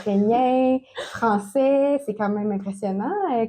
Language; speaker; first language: French; native; French